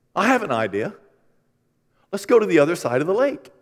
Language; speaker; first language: English; native; English